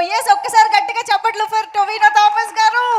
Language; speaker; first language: Telugu; native; Telugu